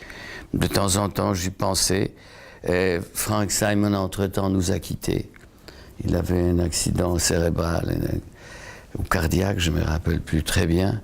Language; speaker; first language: French; non-native, fluent; Polish